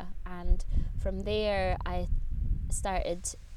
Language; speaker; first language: English; native; English